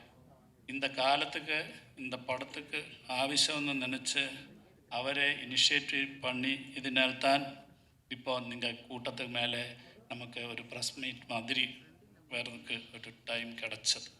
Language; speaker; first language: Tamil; non-native, learner; Malayalam